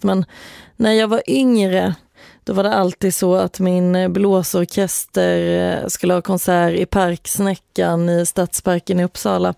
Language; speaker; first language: Swedish; native; Swedish